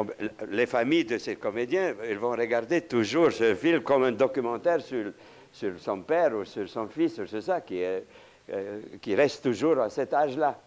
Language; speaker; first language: French; non-native, fluent; Romanian